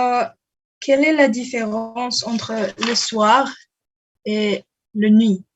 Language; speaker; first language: French; non-native, learner; Indonesian